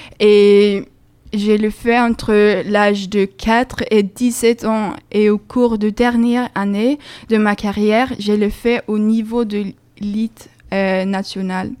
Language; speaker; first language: French; non-native, learner; Swedish